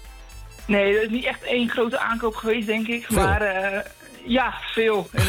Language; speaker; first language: Dutch; native; Dutch